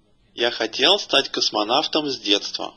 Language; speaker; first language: Russian; native; Russian